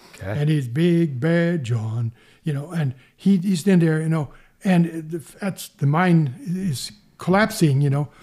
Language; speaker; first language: English; non-native, fluent; Swedish